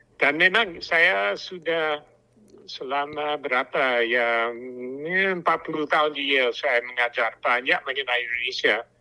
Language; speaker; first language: Indonesian; non-native, fluent; English